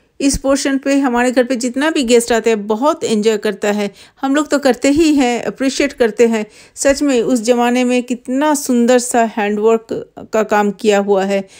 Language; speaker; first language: Hindi; non-native, local second language; Bangla